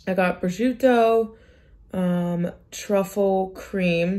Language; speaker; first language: English; native; English